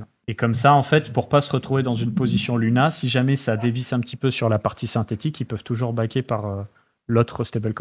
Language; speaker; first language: French; native; French